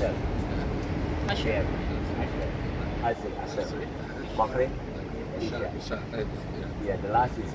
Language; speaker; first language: English; non-native, fluent; Indonesian